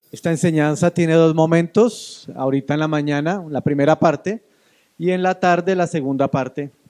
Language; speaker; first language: Spanish; native; Spanish